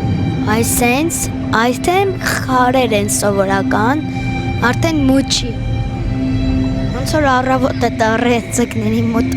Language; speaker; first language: Armenian; early bilingual, heritage; Armenian